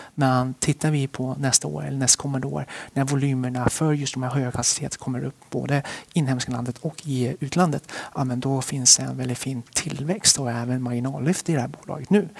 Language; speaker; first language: Swedish; early bilingual, other home language; Chinese